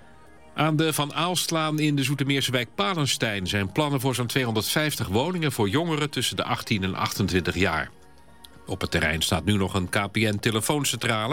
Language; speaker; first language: Dutch; native; Dutch